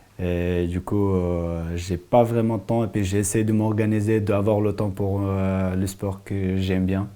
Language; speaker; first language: French; non-native, fluent; Persian